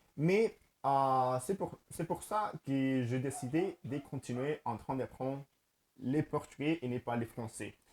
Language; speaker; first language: French; non-native, learner; Spanish